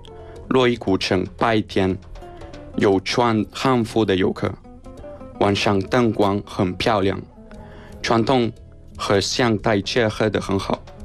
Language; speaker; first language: Chinese; non-native, fluent; Spanish